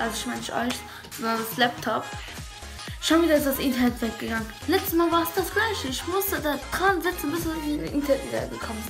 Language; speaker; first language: German; early bilingual, other home language; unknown